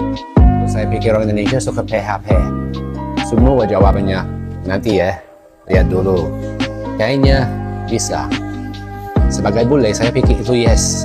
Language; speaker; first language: Indonesian; non-native, fluent; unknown